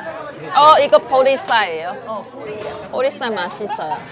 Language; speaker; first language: Korean; non-native, learner; Chinese